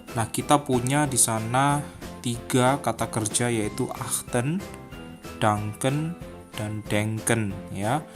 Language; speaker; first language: Indonesian; native; Indonesian